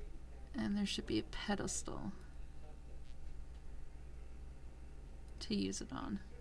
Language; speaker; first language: English; native; English